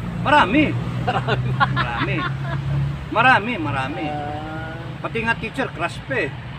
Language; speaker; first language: Filipino; native; Filipino